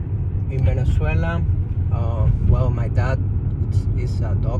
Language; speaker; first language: English; non-native, learner; Spanish